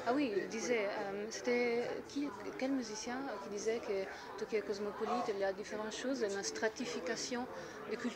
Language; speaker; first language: French; non-native, learner; Italian